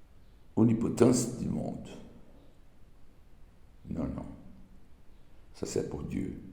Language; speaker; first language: French; non-native, learner; Portuguese